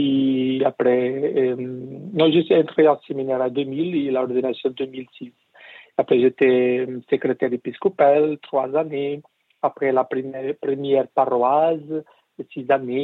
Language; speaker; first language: French; non-native, learner; Portuguese